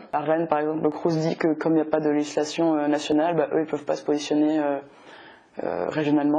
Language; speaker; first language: French; native; French